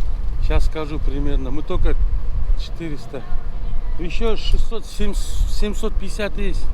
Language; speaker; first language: Russian; non-native, local second language; Kazakh